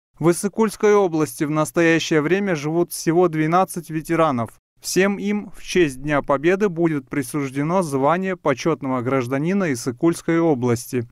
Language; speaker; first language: Russian; non-native, local second language; Kyrgyz